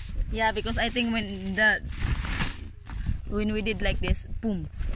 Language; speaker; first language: English; non-native, local second language; Filipino